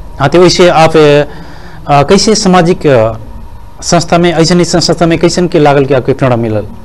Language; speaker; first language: Bhojpuri; non-native, local second language; Rana Tharu